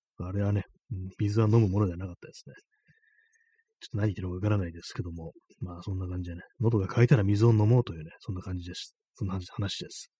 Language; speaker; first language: Japanese; native; Japanese